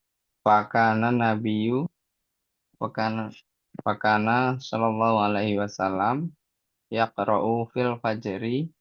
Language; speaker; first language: Arabic; non-native, learner; Indonesian